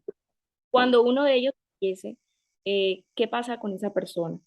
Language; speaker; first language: Spanish; native; Spanish